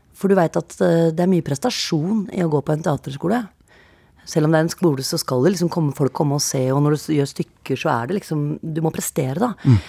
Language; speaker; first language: Norwegian; native; Norwegian